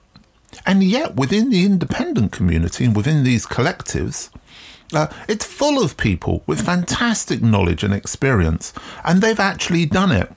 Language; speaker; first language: English; native; English